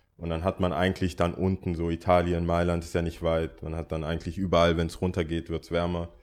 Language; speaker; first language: German; early bilingual, other home language; English